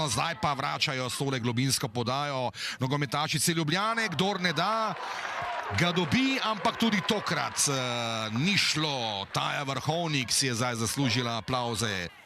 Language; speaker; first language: Slovenian; native; Slovenian